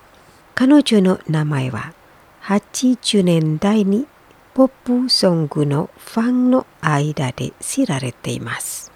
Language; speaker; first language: Japanese; non-native, fluent; Indonesian